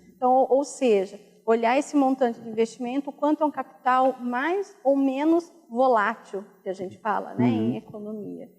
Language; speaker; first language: Portuguese; native; Portuguese